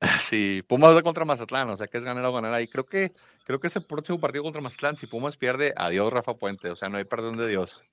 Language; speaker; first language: Spanish; native; Spanish